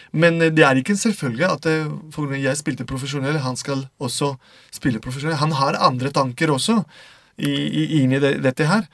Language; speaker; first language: Norwegian; non-native, fluent; Spanish